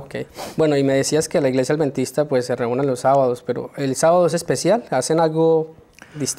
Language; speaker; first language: Spanish; native; Spanish